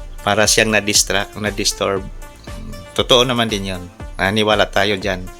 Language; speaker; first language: Filipino; non-native, local second language; Cebuano